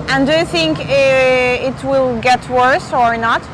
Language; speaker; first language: English; non-native, fluent; Spanish